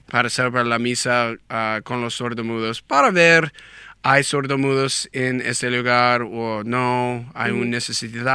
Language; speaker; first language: Spanish; non-native, learner; English